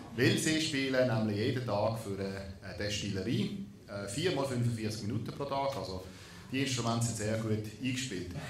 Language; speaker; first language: German; native; German